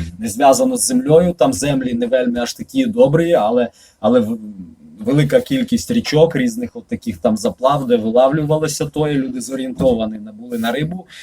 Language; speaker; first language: Ukrainian; native; Ukrainian